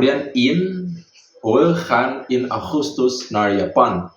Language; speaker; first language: Dutch; non-native, fluent; Indonesian